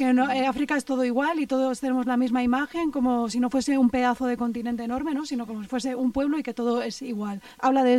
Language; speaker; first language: Spanish; native; Spanish